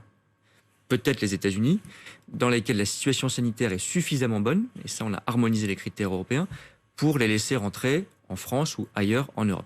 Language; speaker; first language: French; native; French